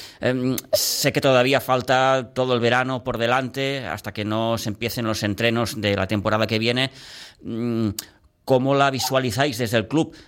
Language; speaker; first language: Spanish; non-native, local second language; Catalan